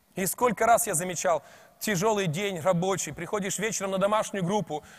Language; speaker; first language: Russian; native; Russian